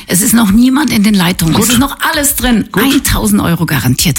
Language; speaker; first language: German; native; German